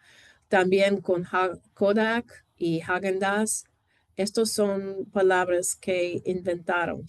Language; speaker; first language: Spanish; non-native, fluent; English